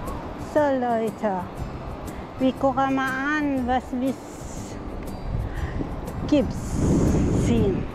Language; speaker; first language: German; non-native, learner; Filipino